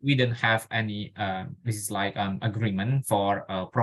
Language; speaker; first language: English; non-native, learner; Indonesian